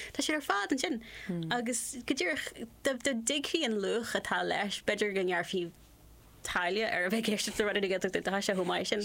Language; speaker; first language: Irish; non-native, local second language; English